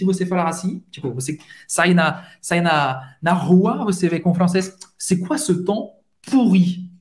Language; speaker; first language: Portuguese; non-native, fluent; French